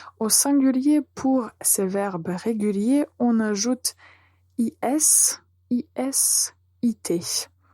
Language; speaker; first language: French; native; French